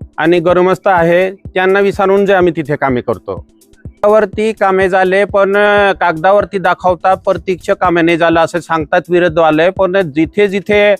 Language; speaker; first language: Marathi; non-native, local second language; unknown